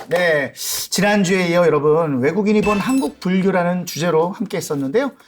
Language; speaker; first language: Korean; native; Korean